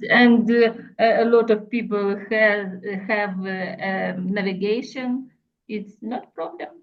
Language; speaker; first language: English; non-native, learner; Russian